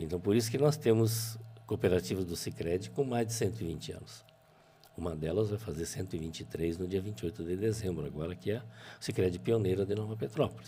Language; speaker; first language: Portuguese; native; Portuguese